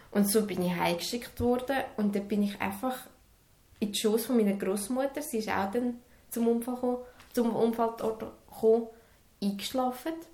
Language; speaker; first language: German; early bilingual, other home language; Serbian